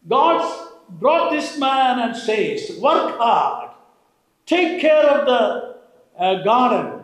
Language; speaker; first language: English; non-native, local second language; Malayalam